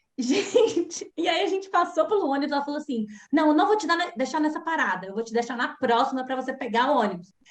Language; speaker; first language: Portuguese; native; Portuguese